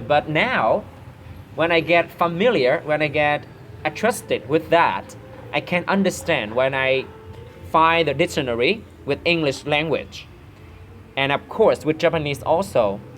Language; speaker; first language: English; non-native, learner; Vietnamese